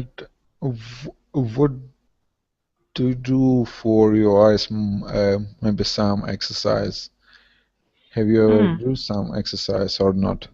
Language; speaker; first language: English; non-native, learner; Russian